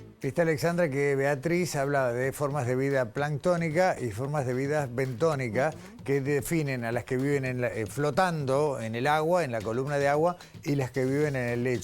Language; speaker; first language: Spanish; native; Spanish